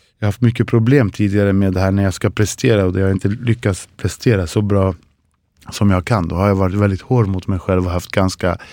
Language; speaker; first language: Swedish; early bilingual, other home language; Spanish